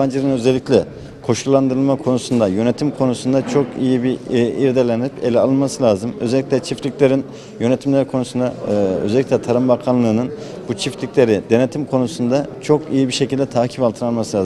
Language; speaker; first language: Turkish; native; Turkish